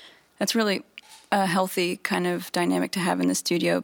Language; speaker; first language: English; native; English